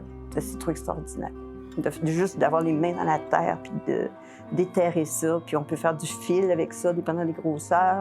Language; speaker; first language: French; native; French